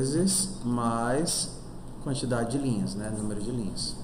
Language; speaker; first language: Portuguese; native; Portuguese